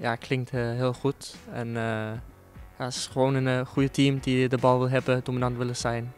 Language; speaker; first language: Dutch; non-native, fluent; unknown